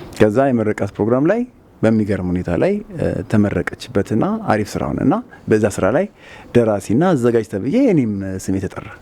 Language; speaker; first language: Amharic; native; Amharic